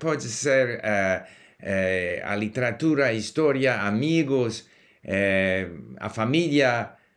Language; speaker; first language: Portuguese; non-native, learner; English